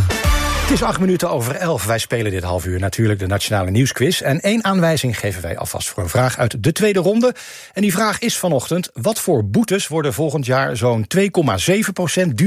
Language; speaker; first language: Dutch; native; Dutch